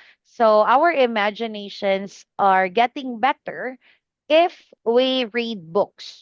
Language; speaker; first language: English; non-native, fluent; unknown